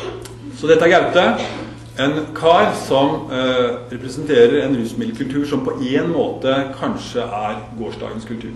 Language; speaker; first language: Norwegian; native; Norwegian